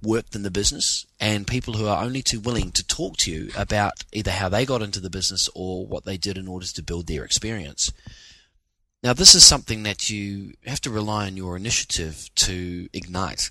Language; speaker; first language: English; native; English